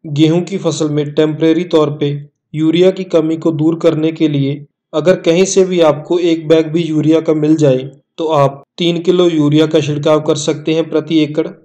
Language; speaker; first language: Hindi; non-native, local second language; Punjabi